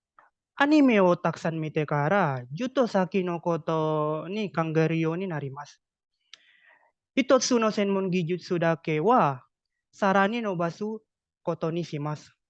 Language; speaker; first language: Japanese; non-native, learner; Indonesian